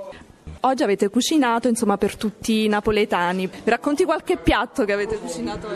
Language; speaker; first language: Italian; native; Italian